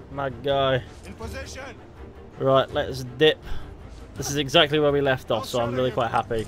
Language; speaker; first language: English; native; English